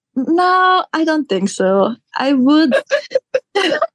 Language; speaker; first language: English; non-native, local second language; Filipino